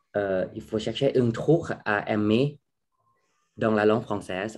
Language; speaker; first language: French; non-native, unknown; Thai